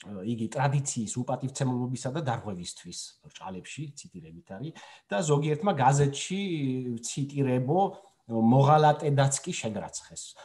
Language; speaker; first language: Georgian; native; Georgian